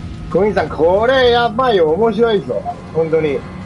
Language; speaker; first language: Japanese; non-native, fluent; Chinese